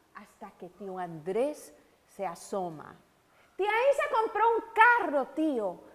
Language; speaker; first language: Spanish; early bilingual, heritage; Spanish